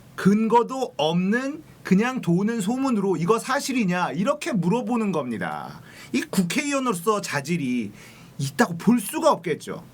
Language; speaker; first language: Korean; native; Korean